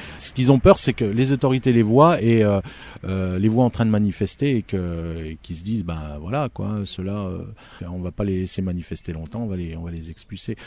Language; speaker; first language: French; early bilingual, other home language; Arabic